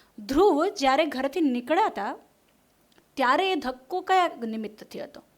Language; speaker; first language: Gujarati; non-native, local second language; Hindi